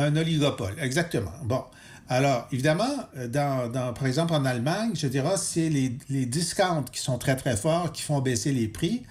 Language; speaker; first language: French; native; French